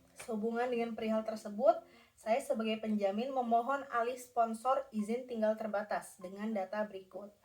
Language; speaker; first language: Indonesian; native; Indonesian